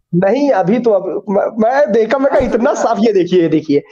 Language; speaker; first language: Hindi; native; Hindi